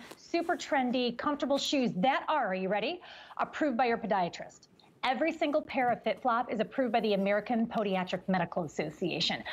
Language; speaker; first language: English; native; English